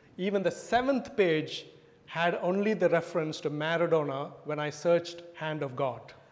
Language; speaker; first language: English; non-native, local second language; Tamil